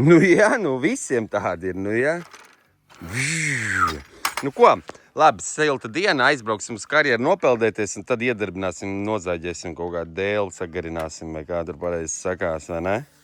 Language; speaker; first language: Latvian; native; Latvian